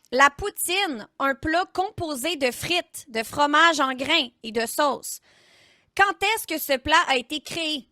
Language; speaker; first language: French; native; French